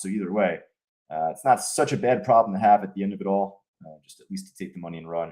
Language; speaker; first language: English; native; English